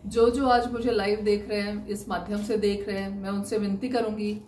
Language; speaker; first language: Hindi; non-native, local second language; Marathi